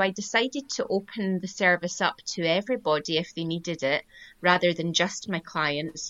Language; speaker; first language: English; native; English